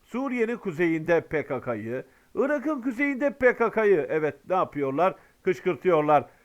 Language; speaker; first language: Turkish; native; Turkish